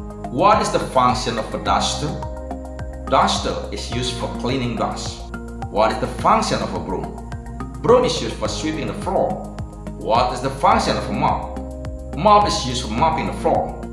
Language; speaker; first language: English; non-native, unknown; Indonesian